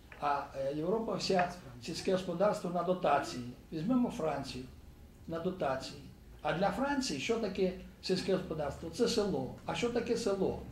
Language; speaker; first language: Ukrainian; native; Ukrainian